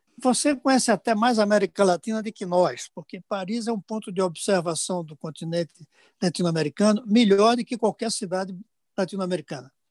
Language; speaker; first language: Portuguese; native; Portuguese